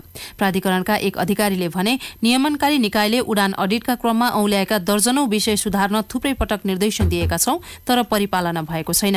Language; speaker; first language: Nepali; native; Nepali